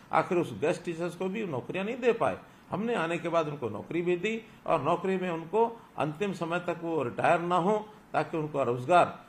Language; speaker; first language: Hindi; native; Hindi